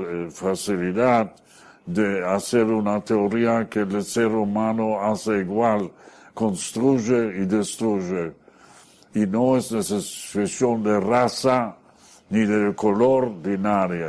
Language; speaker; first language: Spanish; non-native, fluent; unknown